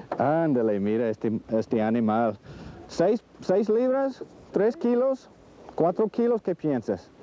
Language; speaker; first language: Spanish; non-native, learner; English